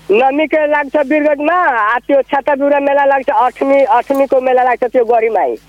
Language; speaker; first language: Nepali; non-native, local second language; Bhojpuri